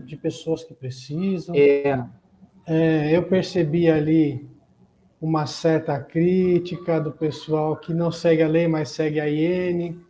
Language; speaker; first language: Portuguese; native; Portuguese